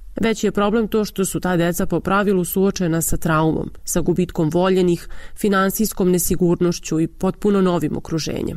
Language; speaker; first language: Serbian; native; Serbian